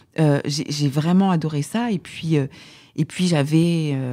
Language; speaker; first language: French; native; French